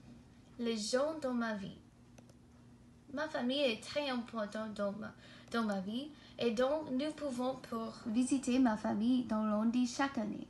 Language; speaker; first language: French; non-native, learner; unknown